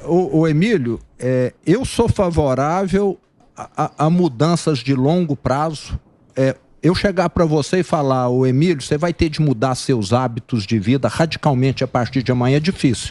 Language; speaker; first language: Portuguese; native; Portuguese